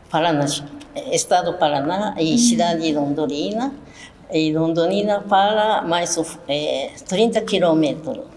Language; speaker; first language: Portuguese; early bilingual, other home language; Japanese